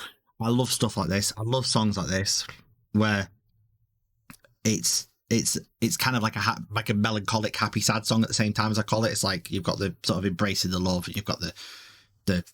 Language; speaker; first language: English; native; English